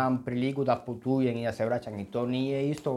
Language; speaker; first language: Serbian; non-native, learner; Spanish